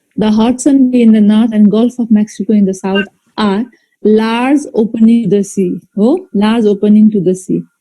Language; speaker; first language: English; non-native, local second language; Nepali